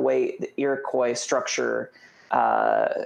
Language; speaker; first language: English; native; English